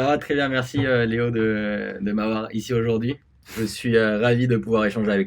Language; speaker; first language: French; early bilingual, other home language; Spanish